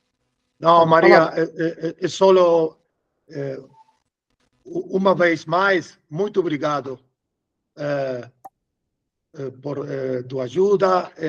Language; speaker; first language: Portuguese; non-native, learner; Spanish